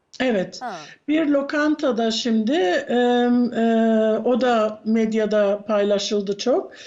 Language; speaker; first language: Turkish; early bilingual, heritage; Turkish